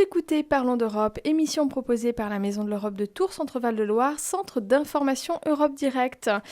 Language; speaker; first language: French; native; French